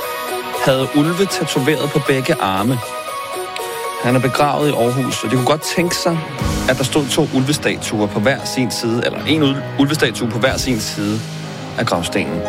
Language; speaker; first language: Danish; native; Danish